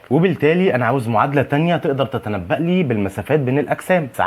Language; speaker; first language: Arabic; native; Arabic